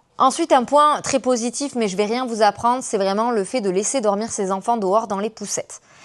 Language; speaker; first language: French; native; French